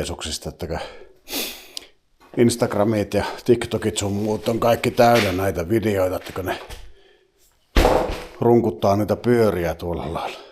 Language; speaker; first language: Finnish; native; Finnish